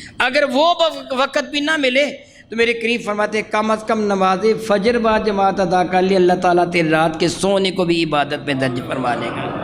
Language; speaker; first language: Urdu; non-native, local second language; Punjabi